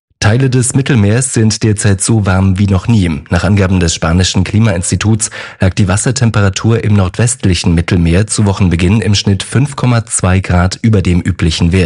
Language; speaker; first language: German; native; German